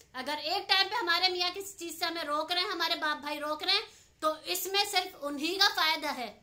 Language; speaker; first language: Urdu; native; Urdu